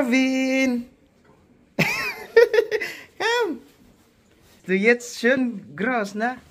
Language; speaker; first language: German; non-native, learner; Filipino